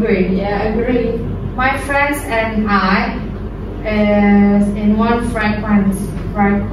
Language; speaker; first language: English; non-native, learner; Indonesian